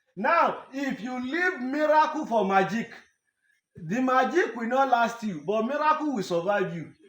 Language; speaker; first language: English; non-native, local second language; Yoruba